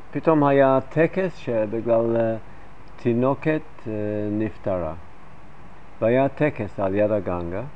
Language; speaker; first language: Hebrew; non-native, fluent; English